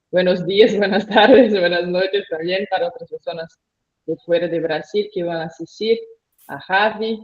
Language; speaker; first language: Spanish; non-native, learner; Portuguese